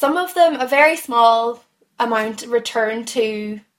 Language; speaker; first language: English; native; English